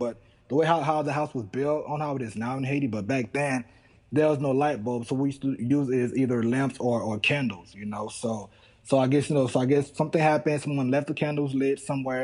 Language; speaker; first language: English; early bilingual, other home language; Haitian Creole